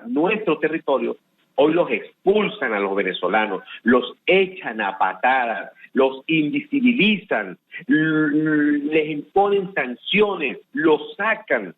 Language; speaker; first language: Spanish; native; Spanish